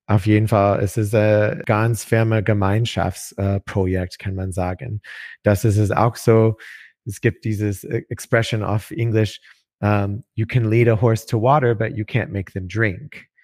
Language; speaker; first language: German; non-native, learner; English